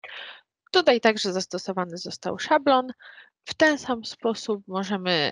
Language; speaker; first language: Polish; native; Polish